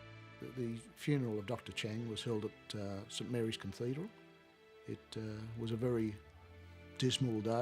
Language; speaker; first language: English; native; English